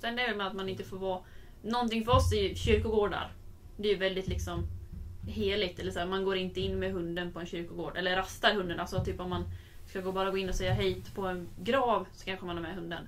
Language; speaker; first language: Swedish; native; Swedish